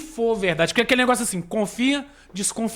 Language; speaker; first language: Portuguese; native; Portuguese